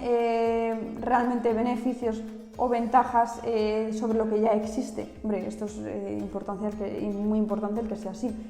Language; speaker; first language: Spanish; native; Spanish